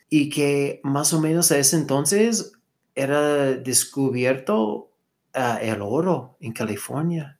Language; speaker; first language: Spanish; non-native, fluent; English